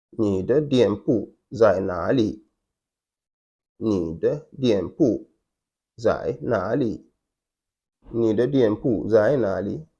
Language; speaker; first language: Chinese; non-native, fluent; Wolof